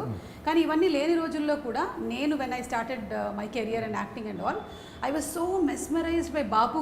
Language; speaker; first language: Telugu; native; Telugu